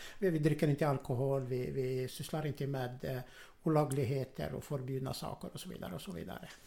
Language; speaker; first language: Swedish; non-native, fluent; Arabic